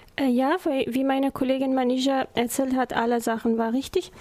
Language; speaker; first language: German; non-native, learner; Persian